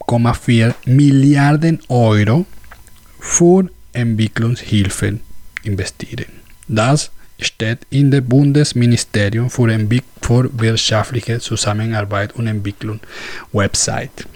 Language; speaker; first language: German; non-native, learner; Spanish